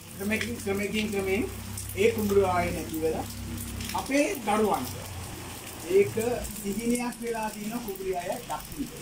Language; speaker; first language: Sinhala; non-native, local second language; Tamil